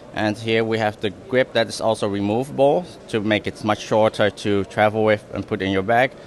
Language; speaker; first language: English; non-native, fluent; Dutch